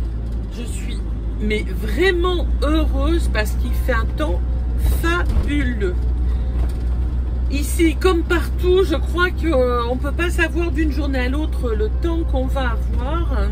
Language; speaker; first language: French; native; French